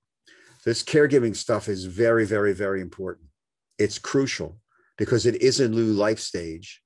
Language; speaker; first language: English; native; English